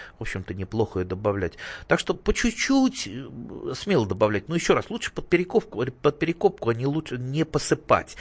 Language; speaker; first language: Russian; native; Russian